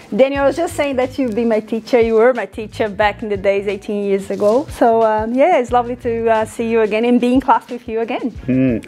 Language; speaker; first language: English; non-native, fluent; Portuguese